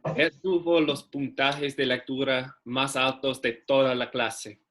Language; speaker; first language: Spanish; non-native, learner; English